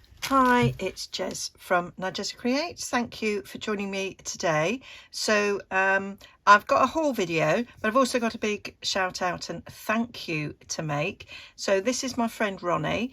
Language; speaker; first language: English; native; English